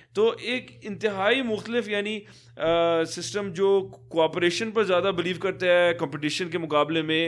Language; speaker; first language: Urdu; native; Urdu